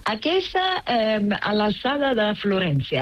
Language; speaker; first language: Catalan; non-native, fluent; Italian